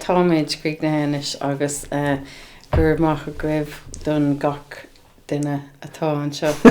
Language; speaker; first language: Irish; non-native, learner; English